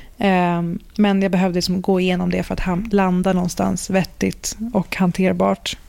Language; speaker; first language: Swedish; early bilingual, other home language; Persian